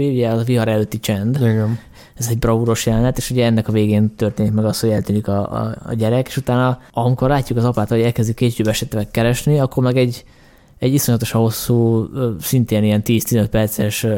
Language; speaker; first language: Hungarian; native; Hungarian